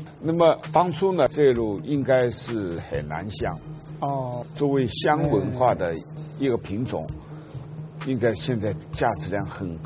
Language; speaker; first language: Chinese; native; Chinese